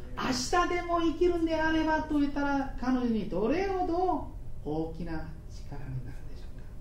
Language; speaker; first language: Japanese; non-native, fluent; Korean